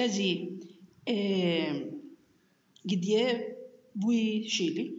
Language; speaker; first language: Russian; non-native, learner; Spanish